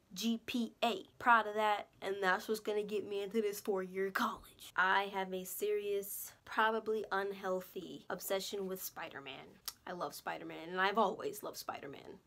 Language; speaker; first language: English; native; English